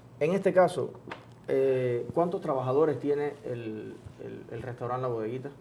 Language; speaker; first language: Spanish; native; Spanish